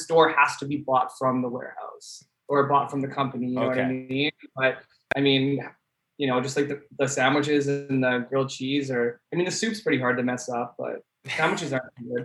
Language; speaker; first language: English; native; English